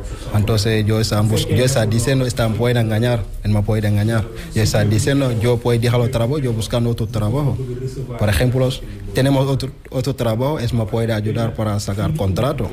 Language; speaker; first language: Spanish; non-native, learner; Wolof